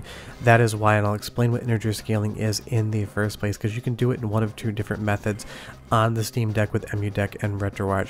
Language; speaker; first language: English; native; English